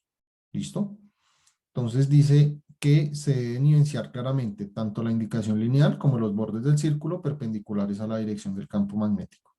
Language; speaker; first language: Spanish; native; Spanish